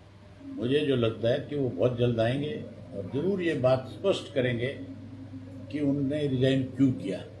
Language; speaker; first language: Hindi; native; Hindi